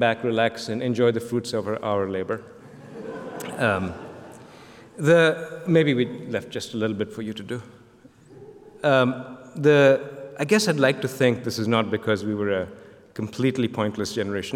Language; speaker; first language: English; non-native, local second language; Bangla